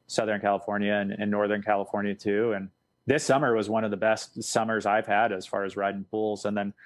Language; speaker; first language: English; native; English